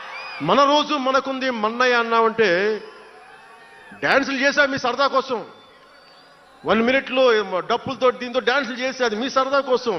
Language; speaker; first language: Telugu; native; Telugu